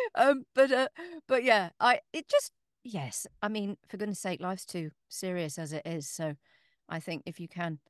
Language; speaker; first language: English; native; English